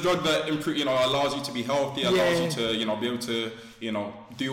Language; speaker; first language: English; native; English